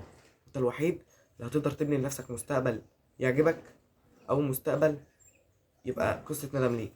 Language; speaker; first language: Arabic; native; Arabic